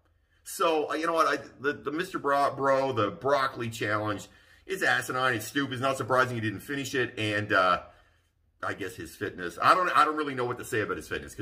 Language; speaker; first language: English; native; English